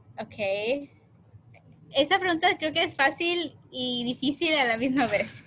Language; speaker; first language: Spanish; early bilingual, heritage; Spanish